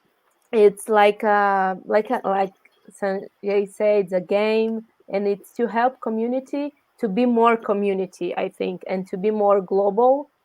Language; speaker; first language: English; non-native, learner; Portuguese